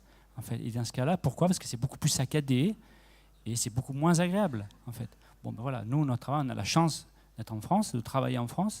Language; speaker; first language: French; native; French